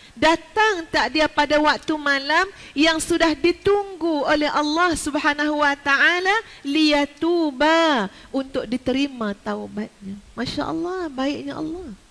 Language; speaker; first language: Malay; native; Malay